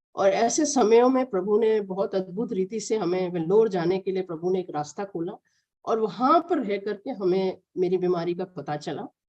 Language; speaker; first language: Hindi; non-native, local second language; Malayalam